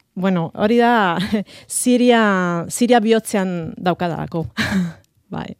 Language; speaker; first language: Basque; non-native, fluent; Italian